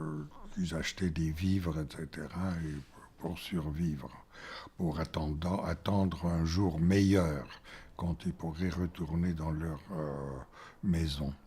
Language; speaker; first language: French; non-native, fluent; Bulgarian